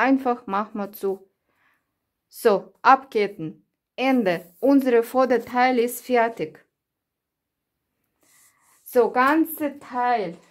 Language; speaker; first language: German; non-native, learner; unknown